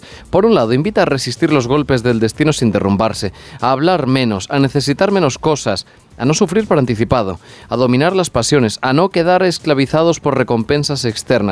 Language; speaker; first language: Spanish; native; Spanish